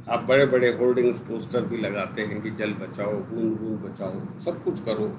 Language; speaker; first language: Hindi; native; Hindi